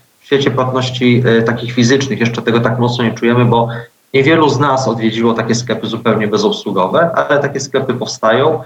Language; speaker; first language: Polish; native; Polish